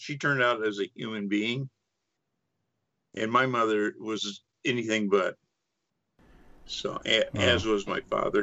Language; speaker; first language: English; native; English